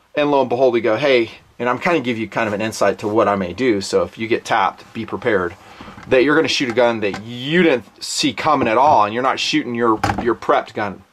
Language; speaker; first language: English; native; English